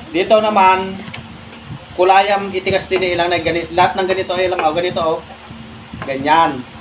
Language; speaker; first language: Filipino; non-native, local second language; Iloko